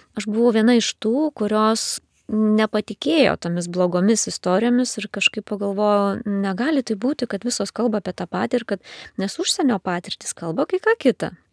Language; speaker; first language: Lithuanian; native; Lithuanian